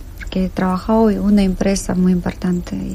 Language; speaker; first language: Spanish; non-native, learner; Ukrainian